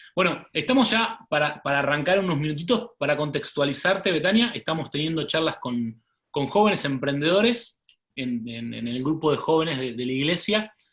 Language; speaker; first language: Spanish; native; Spanish